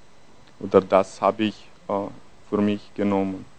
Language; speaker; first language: German; non-native, fluent; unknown